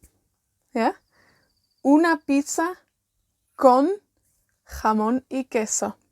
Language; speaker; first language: Spanish; non-native, fluent; Welsh